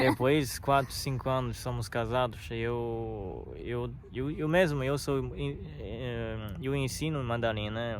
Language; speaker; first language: Portuguese; non-native, learner; Chinese